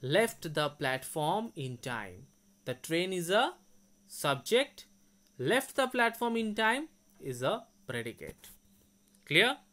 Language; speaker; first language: English; non-native, local second language; Bangla